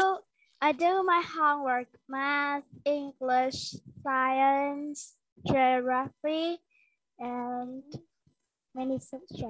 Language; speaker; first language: English; non-native, learner; Vietnamese